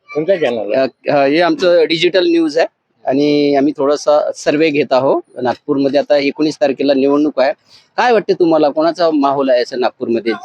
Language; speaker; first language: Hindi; non-native, local second language; Marathi